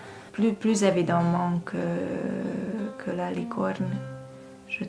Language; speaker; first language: French; non-native, fluent; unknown